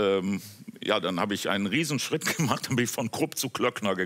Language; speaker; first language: German; native; German